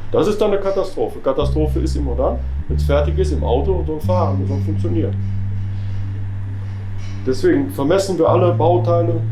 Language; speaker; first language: German; native; German